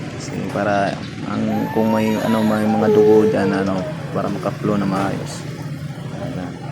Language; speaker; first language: Filipino; non-native, local second language; Cebuano